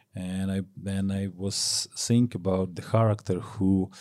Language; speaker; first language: English; non-native, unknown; Ukrainian